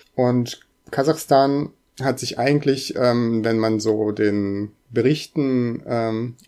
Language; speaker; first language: German; early bilingual, other home language; Russian